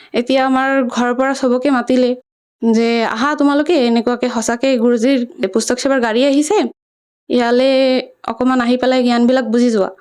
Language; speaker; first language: Assamese; native; Assamese